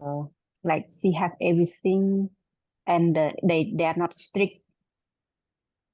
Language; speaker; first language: English; non-native, learner; Khmer